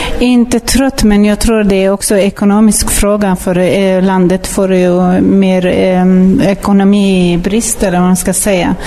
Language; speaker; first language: Swedish; non-native, fluent; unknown